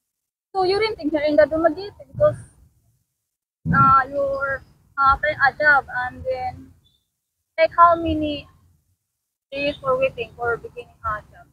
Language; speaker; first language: English; non-native, learner; Cebuano